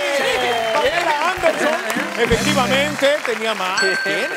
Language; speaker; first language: Spanish; native; Spanish